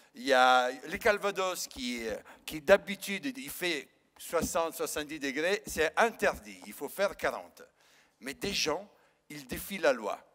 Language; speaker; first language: French; non-native, fluent; Italian